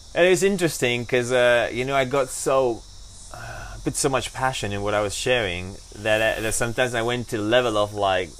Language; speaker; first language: English; non-native, fluent; Spanish